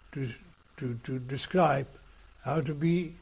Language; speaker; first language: English; non-native, local second language; Afrikaans